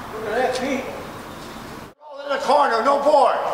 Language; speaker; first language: English; native; English